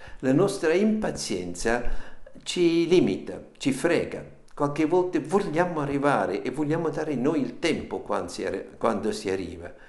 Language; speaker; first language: Italian; non-native, fluent; German